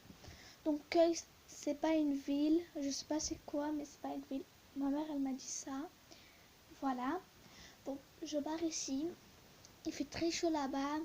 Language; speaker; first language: French; early bilingual, other home language; Turkish